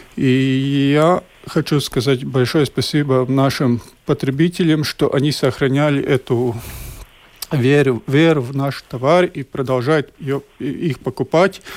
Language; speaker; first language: Russian; non-native, local second language; Latvian